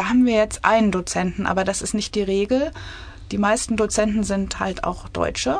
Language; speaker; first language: German; native; German